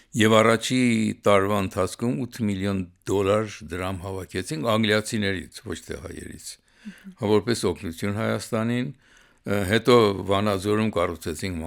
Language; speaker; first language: Armenian; early bilingual, heritage; Armenian